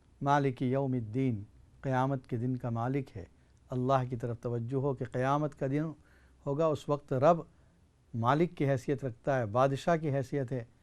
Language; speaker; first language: Urdu; native; Urdu